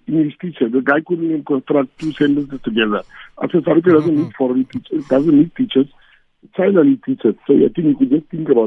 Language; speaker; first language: English; non-native, local second language; Afrikaans